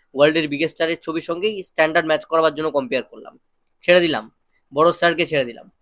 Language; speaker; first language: Bangla; native; Bangla